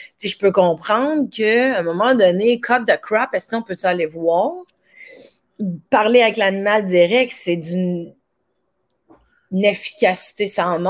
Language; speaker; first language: French; native; French